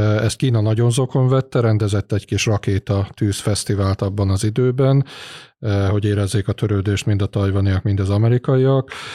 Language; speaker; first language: Hungarian; native; Hungarian